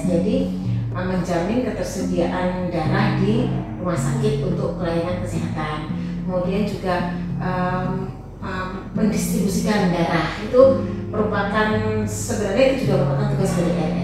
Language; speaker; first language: Indonesian; native; Indonesian